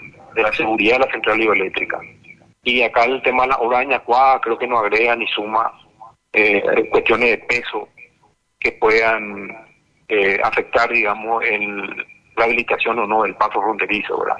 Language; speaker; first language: Spanish; native; Spanish